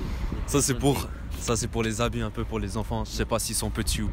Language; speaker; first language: French; native; French